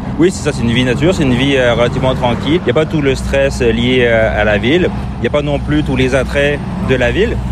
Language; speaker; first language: French; native; French